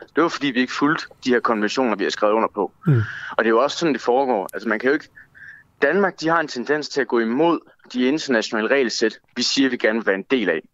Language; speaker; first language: Danish; native; Danish